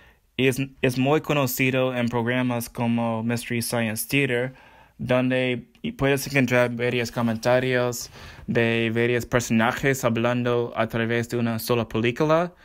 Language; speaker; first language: Spanish; non-native, learner; English